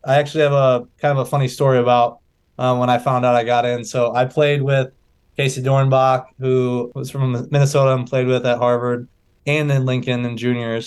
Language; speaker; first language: English; native; English